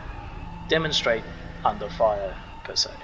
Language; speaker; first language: English; native; English